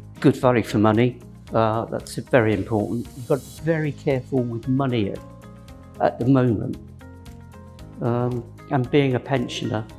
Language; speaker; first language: English; native; English